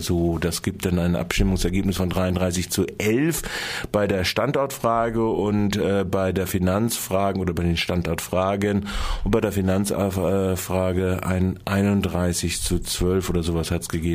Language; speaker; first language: German; native; German